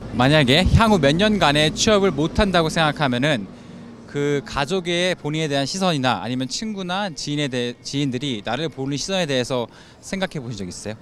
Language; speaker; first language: Korean; native; Korean